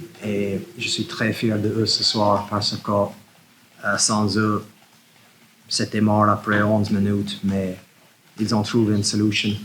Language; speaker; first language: French; non-native, learner; English